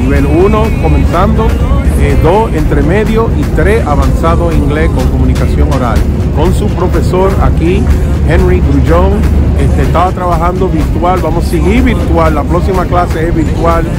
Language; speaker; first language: Spanish; native; Spanish